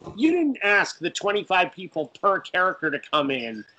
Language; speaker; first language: English; native; English